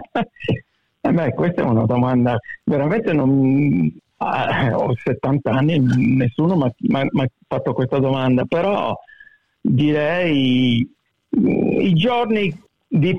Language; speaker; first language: Italian; early bilingual, heritage; Italian